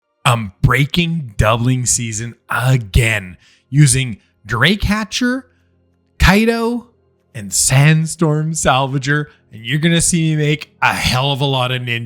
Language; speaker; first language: English; native; English